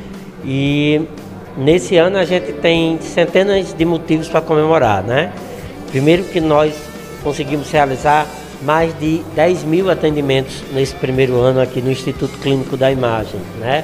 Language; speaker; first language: Portuguese; native; Portuguese